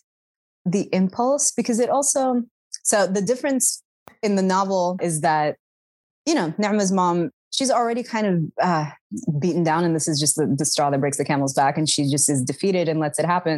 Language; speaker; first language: English; early bilingual, other home language; Arabic